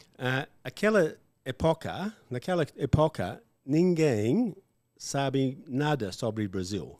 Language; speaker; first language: Portuguese; non-native, learner; English